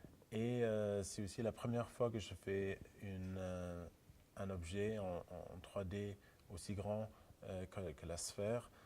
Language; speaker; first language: French; non-native, local second language; Luxembourgish